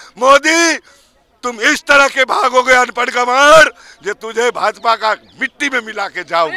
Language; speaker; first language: Hindi; native; Hindi